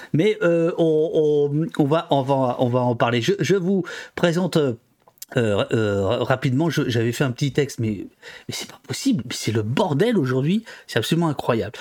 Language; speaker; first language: French; native; French